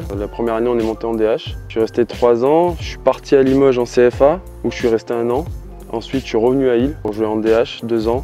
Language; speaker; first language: French; native; French